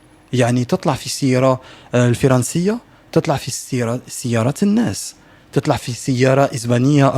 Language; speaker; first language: Arabic; non-native, learner; French